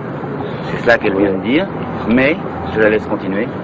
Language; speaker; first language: French; native; French